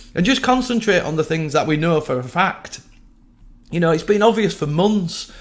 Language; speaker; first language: English; native; English